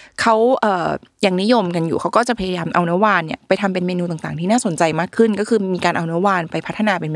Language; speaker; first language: Thai; native; Thai